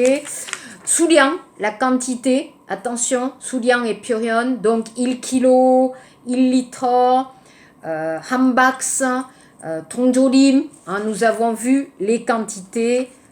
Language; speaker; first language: French; native; French